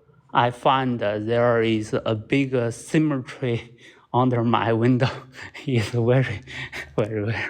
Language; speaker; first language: English; non-native, learner; Chinese